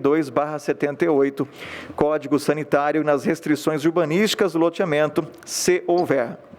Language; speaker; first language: Portuguese; native; Portuguese